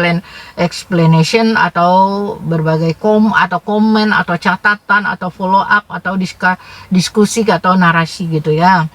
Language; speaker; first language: Indonesian; native; Indonesian